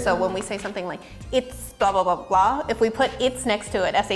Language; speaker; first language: English; native; English